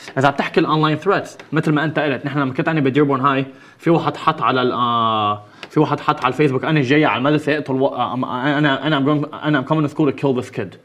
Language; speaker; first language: Arabic; early bilingual, other home language; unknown